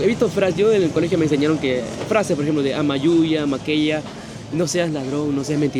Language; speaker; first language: Spanish; native; Spanish